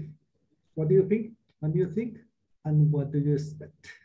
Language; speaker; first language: English; non-native, learner; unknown